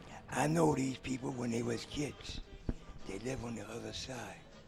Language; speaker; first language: English; native; English